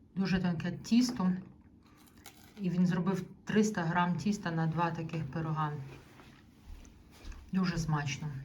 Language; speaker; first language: Ukrainian; native; Ukrainian